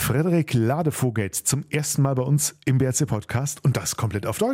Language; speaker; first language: German; native; German